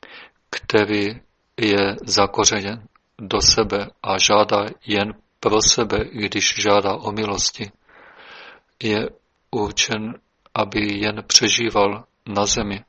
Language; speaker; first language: Czech; native; Czech